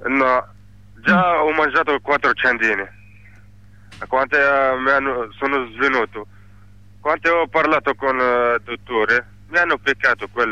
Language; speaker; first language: Italian; non-native, learner; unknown